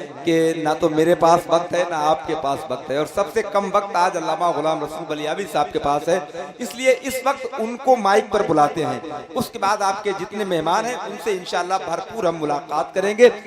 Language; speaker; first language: Hindi; native; Hindi